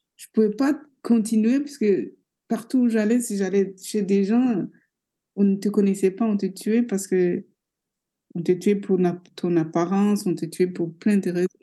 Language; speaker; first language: French; non-native, local second language; Rundi